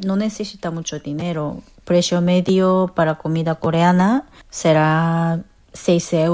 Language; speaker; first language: Spanish; non-native, fluent; Korean